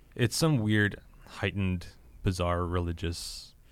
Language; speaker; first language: English; native; English